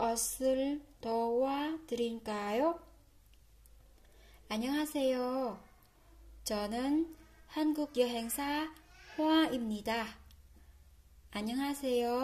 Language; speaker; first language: Korean; non-native, fluent; Vietnamese